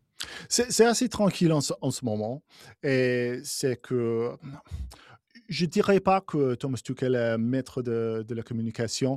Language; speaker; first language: French; non-native, fluent; English